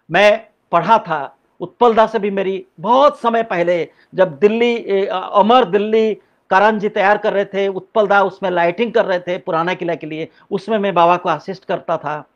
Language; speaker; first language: Hindi; non-native, local second language; Odia